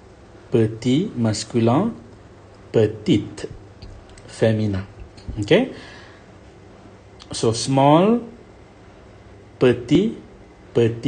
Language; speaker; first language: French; non-native, fluent; Malay